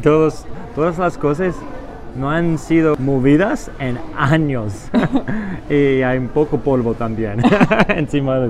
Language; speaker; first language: Spanish; non-native, fluent; English